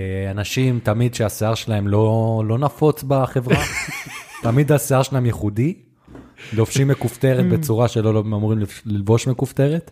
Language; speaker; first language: Hebrew; native; Hebrew